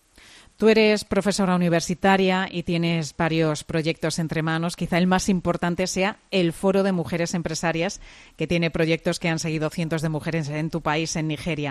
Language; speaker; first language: Spanish; native; Spanish